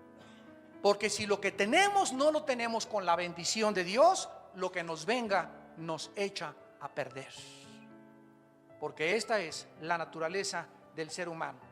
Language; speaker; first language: Spanish; native; Spanish